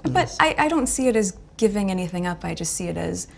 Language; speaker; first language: English; native; English